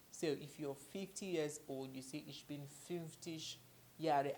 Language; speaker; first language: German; non-native, fluent; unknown